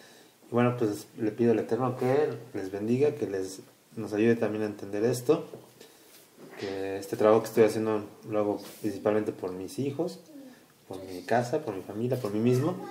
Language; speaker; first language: Spanish; native; Spanish